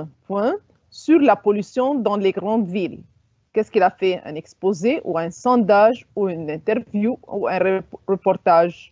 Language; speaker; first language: French; non-native, fluent; Arabic